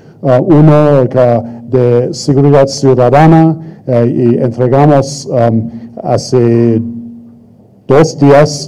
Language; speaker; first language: Spanish; non-native, fluent; English